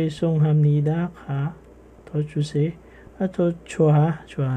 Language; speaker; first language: Korean; non-native, fluent; Khmer